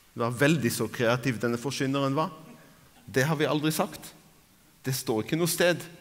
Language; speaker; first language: Norwegian; non-native, fluent; Arabic